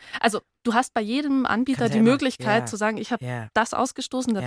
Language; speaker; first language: German; native; German